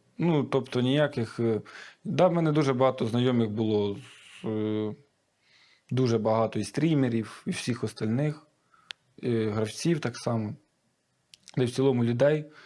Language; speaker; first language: Ukrainian; native; Ukrainian